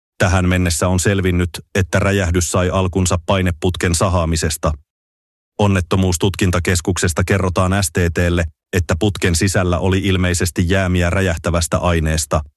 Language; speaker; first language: Finnish; native; Finnish